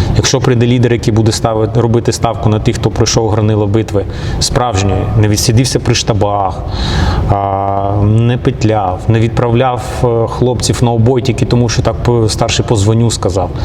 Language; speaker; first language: Ukrainian; non-native, local second language; Russian